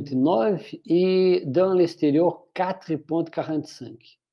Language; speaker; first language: French; non-native, fluent; Portuguese